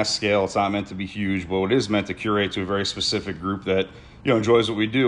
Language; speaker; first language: English; native; English